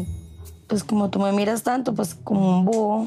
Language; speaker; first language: Spanish; native; Spanish